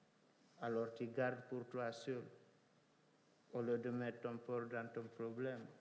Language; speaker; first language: French; non-native, local second language; Fula